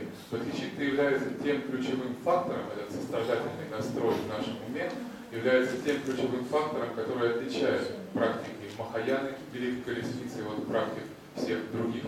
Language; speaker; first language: Russian; native; Russian